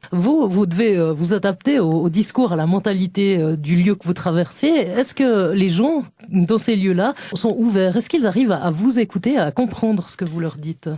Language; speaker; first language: French; native; French